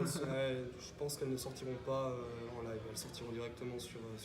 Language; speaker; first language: French; native; French